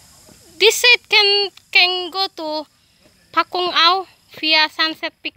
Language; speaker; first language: English; non-native, learner; Indonesian